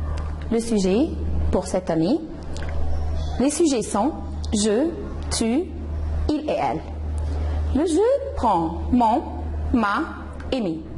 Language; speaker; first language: French; non-native, fluent; Arabic